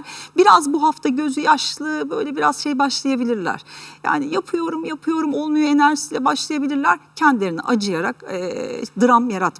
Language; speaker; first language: Turkish; native; Turkish